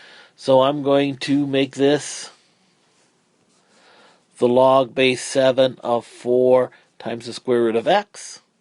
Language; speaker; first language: English; native; English